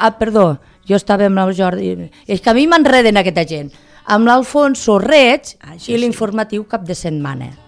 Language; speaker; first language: Catalan; native; Catalan